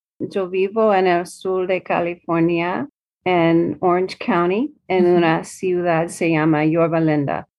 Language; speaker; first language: Spanish; non-native, learner; English